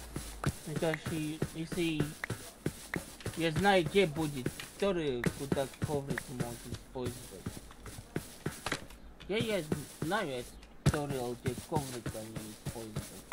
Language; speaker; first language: Russian; non-native, learner; Latvian